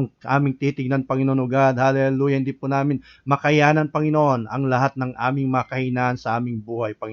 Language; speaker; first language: Filipino; native; Filipino